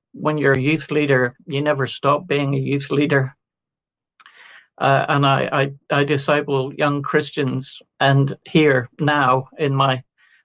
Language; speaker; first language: English; native; English